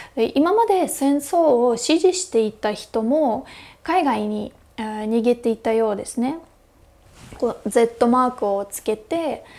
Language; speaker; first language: Japanese; non-native, fluent; Russian